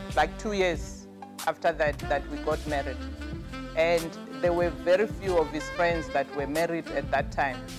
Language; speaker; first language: English; non-native, local second language; Venda